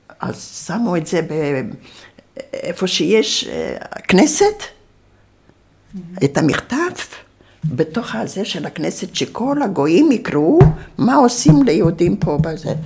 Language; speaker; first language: Hebrew; early bilingual, other home language; Yiddish